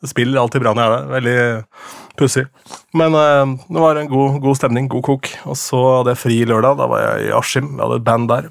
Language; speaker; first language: Norwegian; native; Norwegian